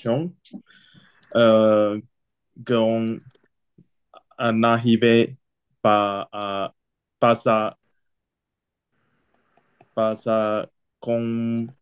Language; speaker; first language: French; non-native, learner; Chinese